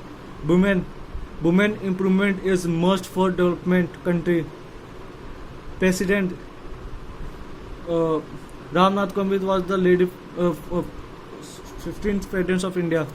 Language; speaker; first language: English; non-native, local second language; Hindi